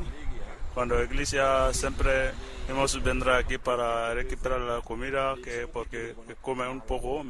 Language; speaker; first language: Spanish; non-native, learner; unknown